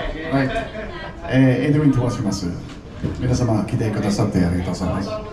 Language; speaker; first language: Japanese; non-native, fluent; Filipino